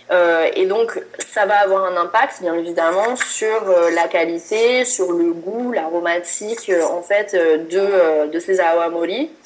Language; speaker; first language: French; native; French